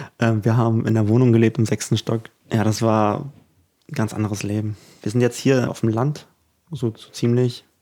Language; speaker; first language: German; early bilingual, other home language; Ukrainian